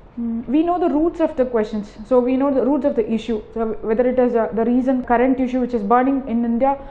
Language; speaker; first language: English; non-native, local second language; Tamil